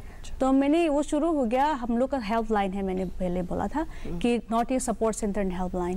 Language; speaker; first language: Hindi; non-native, local second language; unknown